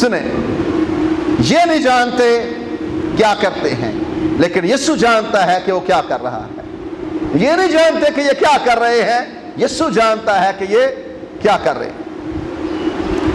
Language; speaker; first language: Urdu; non-native, local second language; Punjabi